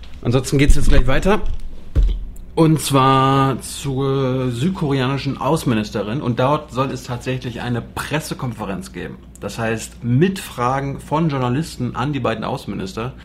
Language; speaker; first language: German; native; German